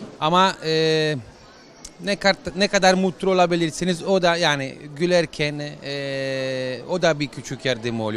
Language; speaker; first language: Turkish; non-native, learner; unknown